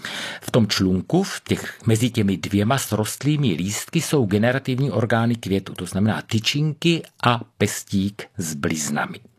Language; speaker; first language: Czech; native; Czech